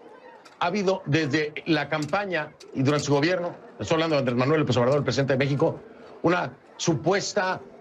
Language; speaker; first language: Spanish; native; Spanish